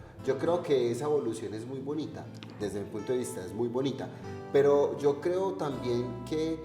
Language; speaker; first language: Spanish; native; Spanish